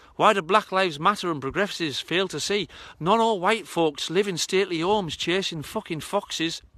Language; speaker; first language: English; native; English